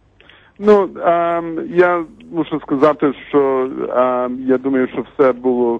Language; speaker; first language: Ukrainian; early bilingual, heritage; Ukrainian